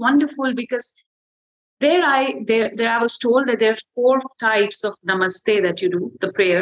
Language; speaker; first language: English; non-native, local second language; Hindi